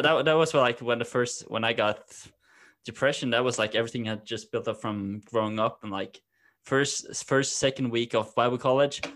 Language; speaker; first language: English; non-native, fluent; Norwegian